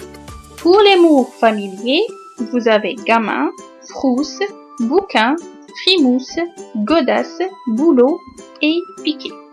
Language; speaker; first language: French; non-native, local second language; Arabic